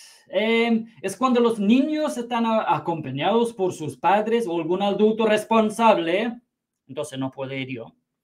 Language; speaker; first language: Spanish; non-native, fluent; English